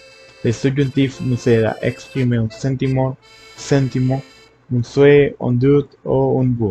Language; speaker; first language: French; non-native, learner; Spanish